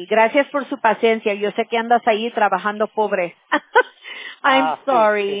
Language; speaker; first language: Spanish; early bilingual, heritage; Spanish